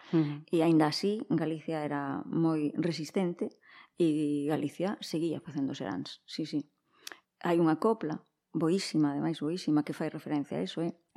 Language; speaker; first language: Galician; native; Galician